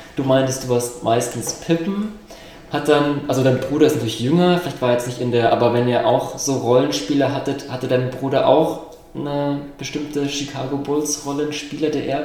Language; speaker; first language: German; native; German